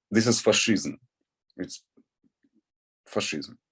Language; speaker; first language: English; non-native, learner; Ukrainian